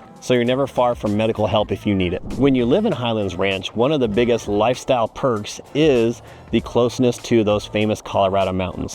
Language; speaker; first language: English; native; English